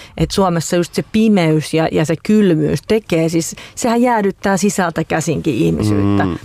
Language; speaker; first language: Finnish; native; Finnish